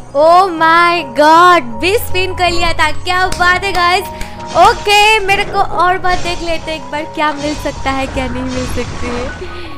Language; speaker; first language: Hindi; non-native, local second language; Bangla